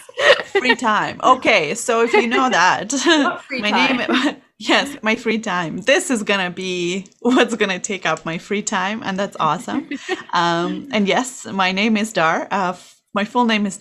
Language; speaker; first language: English; non-native, fluent; Kazakh